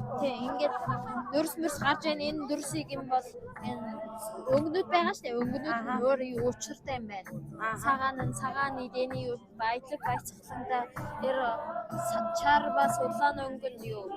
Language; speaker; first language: Mongolian; non-native, local second language; Kazakh